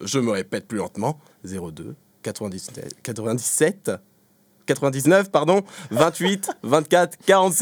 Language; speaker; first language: French; native; French